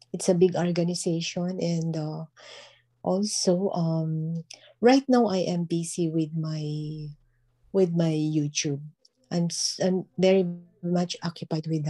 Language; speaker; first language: English; non-native, local second language; Filipino